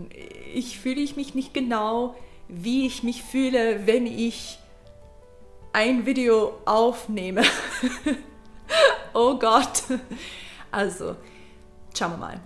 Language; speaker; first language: German; non-native, learner; English